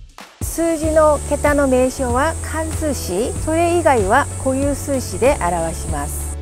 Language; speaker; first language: Japanese; non-native, fluent; Korean